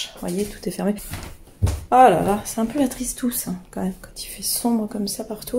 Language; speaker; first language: French; native; French